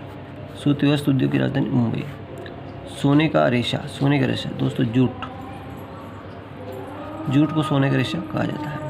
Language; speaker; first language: Hindi; native; Hindi